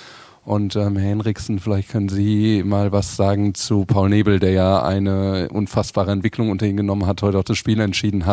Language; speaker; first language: German; native; German